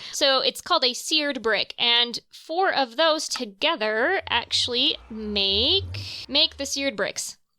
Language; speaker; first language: English; native; English